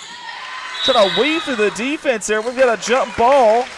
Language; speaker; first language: English; native; English